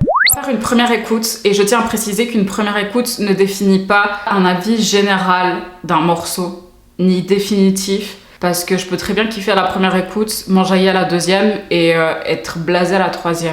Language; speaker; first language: French; native; French